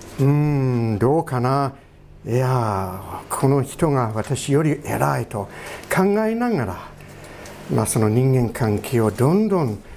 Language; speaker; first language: Japanese; non-native, fluent; English